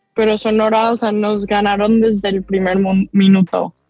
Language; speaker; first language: Spanish; early bilingual, other home language; English